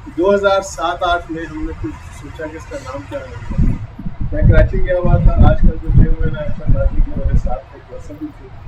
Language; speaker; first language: Urdu; native; Urdu